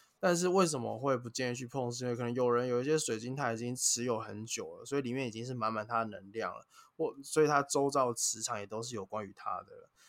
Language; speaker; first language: Chinese; native; Chinese